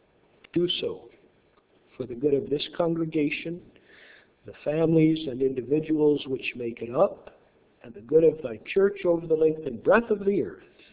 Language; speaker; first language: English; native; English